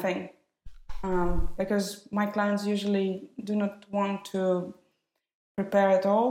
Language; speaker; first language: English; non-native, fluent; Russian